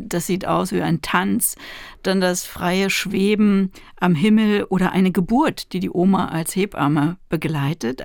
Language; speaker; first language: German; native; German